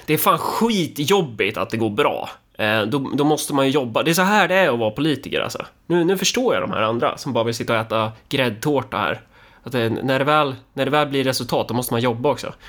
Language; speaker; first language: Swedish; native; Swedish